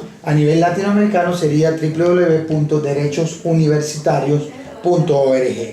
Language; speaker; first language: Spanish; native; Spanish